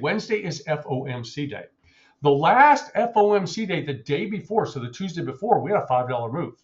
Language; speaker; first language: English; native; English